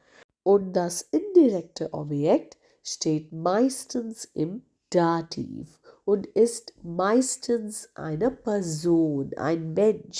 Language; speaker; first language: German; non-native, fluent; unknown